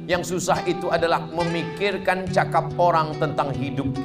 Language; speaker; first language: Malay; native; Malay